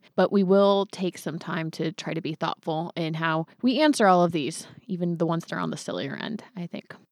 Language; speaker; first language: English; native; English